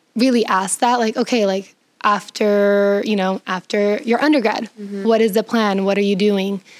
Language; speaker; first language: English; early bilingual, other home language; Spanish